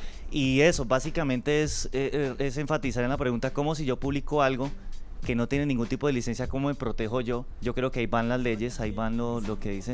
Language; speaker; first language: Spanish; native; Spanish